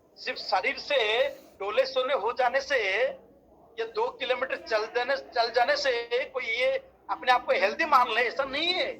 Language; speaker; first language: Hindi; non-native, local second language; Odia